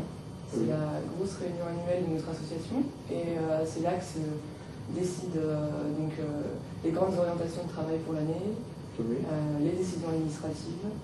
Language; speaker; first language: French; native; French